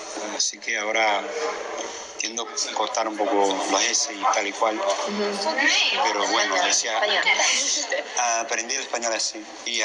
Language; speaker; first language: Spanish; non-native, fluent; English